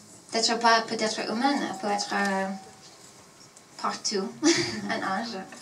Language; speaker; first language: French; non-native, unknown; English